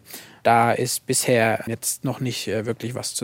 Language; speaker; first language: German; native; German